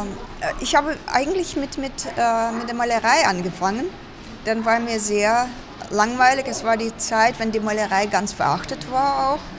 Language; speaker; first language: German; non-native, fluent; Russian